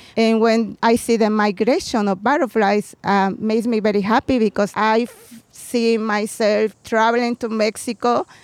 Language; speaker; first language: English; non-native, fluent; Spanish